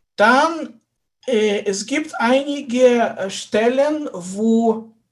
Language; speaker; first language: German; non-native, fluent; Russian